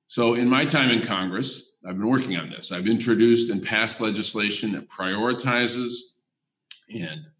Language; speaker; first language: English; native; English